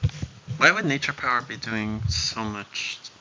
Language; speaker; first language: English; native; English